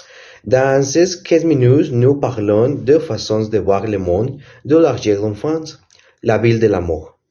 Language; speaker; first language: French; non-native, learner; Spanish